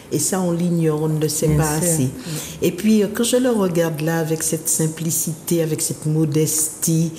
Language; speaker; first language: French; native; French